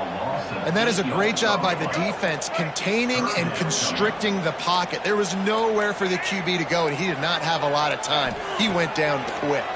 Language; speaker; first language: English; native; English